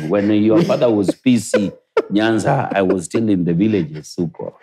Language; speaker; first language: English; non-native, local second language; Luo (Kenya and Tanzania)